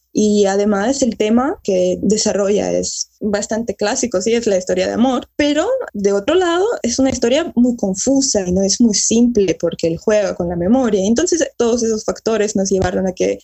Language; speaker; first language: Spanish; early bilingual, other home language; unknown